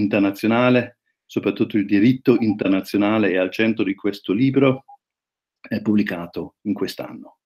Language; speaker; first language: Italian; non-native, fluent; German